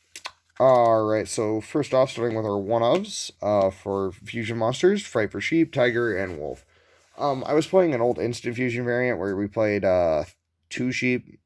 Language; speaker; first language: English; native; English